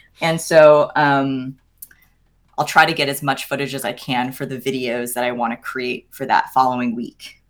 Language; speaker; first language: English; native; English